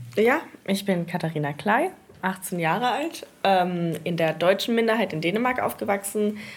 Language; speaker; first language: German; early bilingual, heritage; Danish